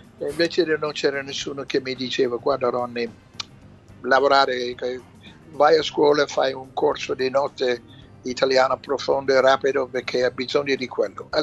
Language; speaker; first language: Italian; non-native, fluent; English